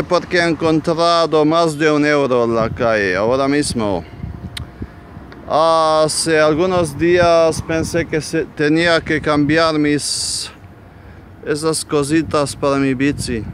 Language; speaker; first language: Spanish; non-native, fluent; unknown